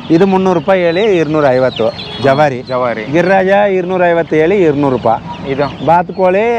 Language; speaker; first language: Kannada; non-native, local second language; Tamil